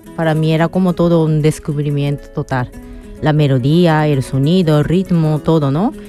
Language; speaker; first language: Spanish; non-native, fluent; Japanese